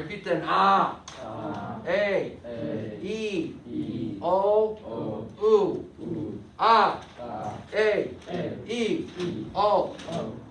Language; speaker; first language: Spanish; non-native, fluent; English